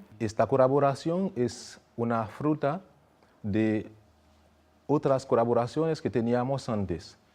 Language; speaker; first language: Spanish; non-native, fluent; Haitian Creole